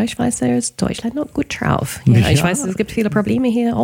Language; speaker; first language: German; non-native, fluent; English